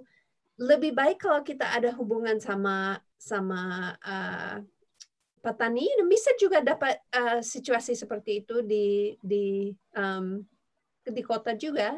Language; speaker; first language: Indonesian; non-native, fluent; English